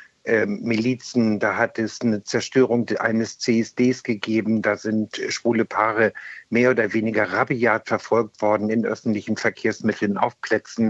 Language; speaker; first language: German; native; German